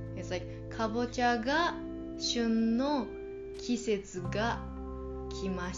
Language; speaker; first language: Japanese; non-native, fluent; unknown